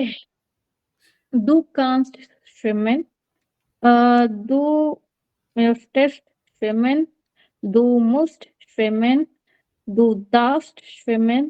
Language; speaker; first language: German; non-native, learner; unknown